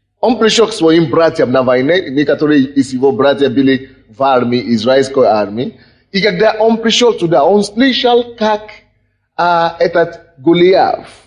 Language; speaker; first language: Russian; non-native, fluent; Yoruba